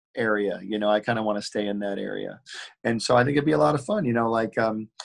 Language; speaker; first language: English; native; English